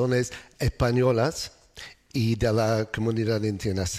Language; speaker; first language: Spanish; non-native, learner; English